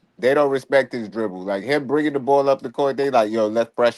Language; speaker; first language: English; native; English